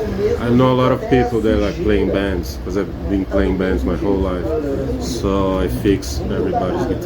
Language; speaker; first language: English; non-native, fluent; Portuguese